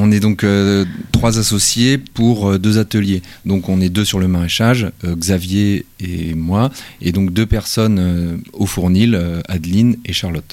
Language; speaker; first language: French; native; French